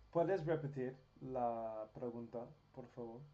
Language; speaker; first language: Spanish; non-native, learner; English